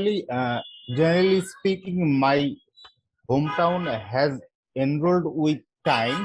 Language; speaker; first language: English; non-native, learner; Bangla